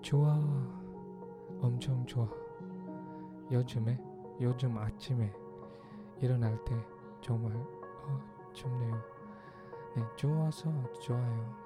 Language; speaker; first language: Korean; non-native, learner; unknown